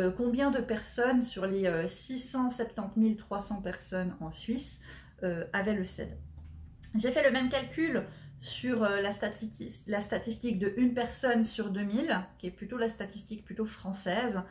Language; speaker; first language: French; native; French